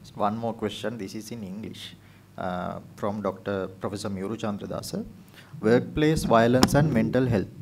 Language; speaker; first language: English; non-native, local second language; Sinhala